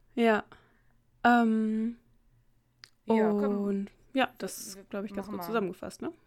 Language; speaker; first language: German; native; German